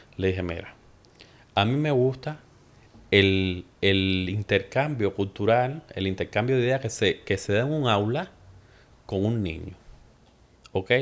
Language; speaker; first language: Spanish; native; Spanish